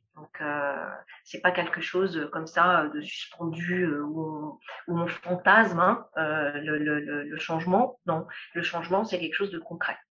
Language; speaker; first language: French; non-native, local second language; Arabic